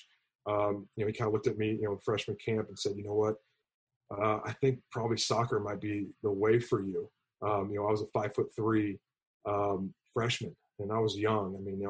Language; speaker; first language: English; native; English